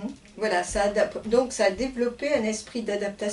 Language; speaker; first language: French; native; French